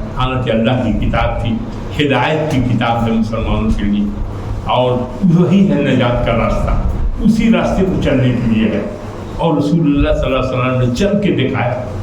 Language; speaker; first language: Urdu; native; Urdu